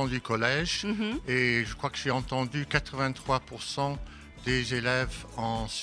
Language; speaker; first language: French; non-native, fluent; English